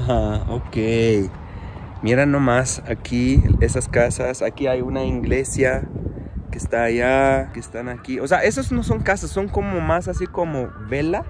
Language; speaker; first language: Spanish; non-native, fluent; Arabic